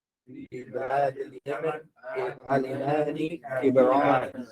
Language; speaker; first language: Arabic; non-native, learner; English